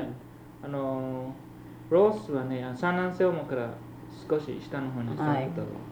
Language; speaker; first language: Japanese; early bilingual, heritage; Japanese